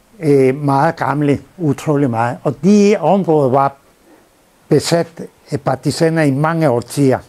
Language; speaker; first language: Danish; non-native, fluent; Spanish